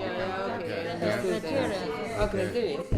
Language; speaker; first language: English; non-native, learner; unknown